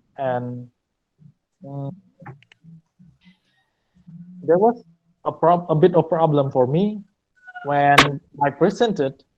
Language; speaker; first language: English; non-native, learner; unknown